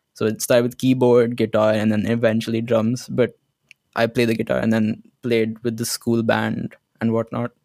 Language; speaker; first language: English; non-native, local second language; Hindi